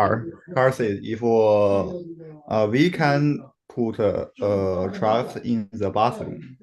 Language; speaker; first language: English; non-native, learner; Chinese